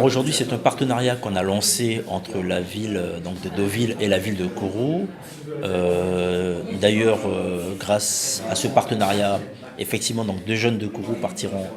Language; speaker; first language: French; native; French